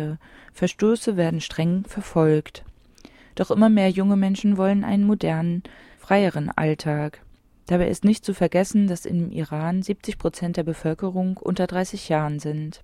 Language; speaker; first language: German; native; German